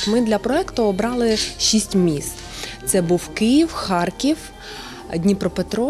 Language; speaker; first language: Ukrainian; non-native, local second language; Russian